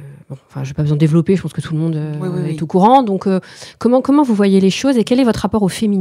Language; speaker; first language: French; native; French